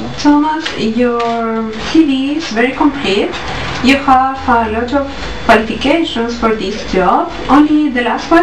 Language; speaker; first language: English; non-native, learner; Spanish